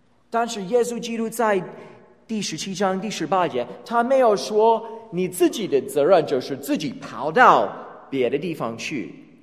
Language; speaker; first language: Chinese; non-native, fluent; English